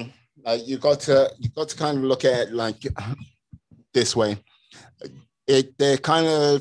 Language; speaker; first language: English; native; English